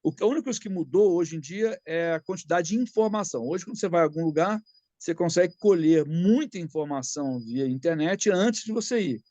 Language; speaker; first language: Portuguese; native; Portuguese